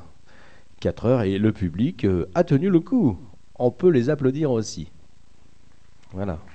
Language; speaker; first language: French; native; French